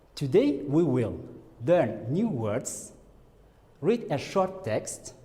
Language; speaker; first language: English; non-native, fluent; Kazakh